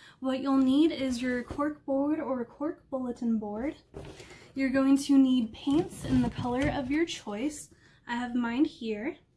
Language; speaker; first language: English; native; English